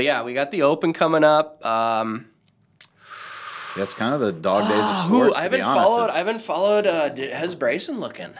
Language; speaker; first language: English; native; English